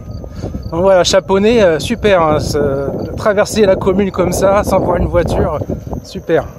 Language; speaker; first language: French; native; French